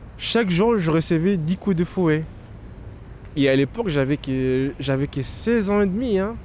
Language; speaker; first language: French; non-native, local second language; Lingala